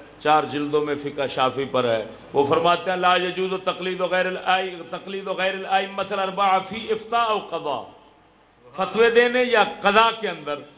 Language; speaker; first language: Urdu; native; Urdu